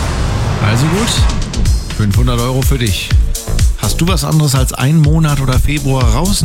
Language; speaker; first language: German; native; German